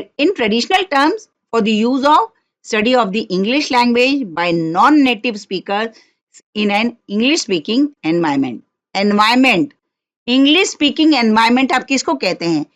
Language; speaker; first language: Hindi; non-native, local second language; Marathi